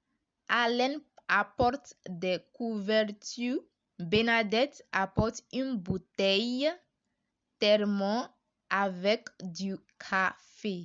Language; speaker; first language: French; non-native, learner; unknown